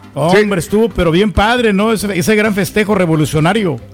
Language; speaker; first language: Spanish; native; Spanish